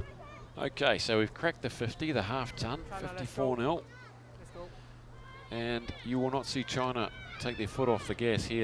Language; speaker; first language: English; native; English